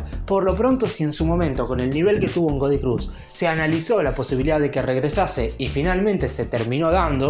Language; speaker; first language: Spanish; native; Spanish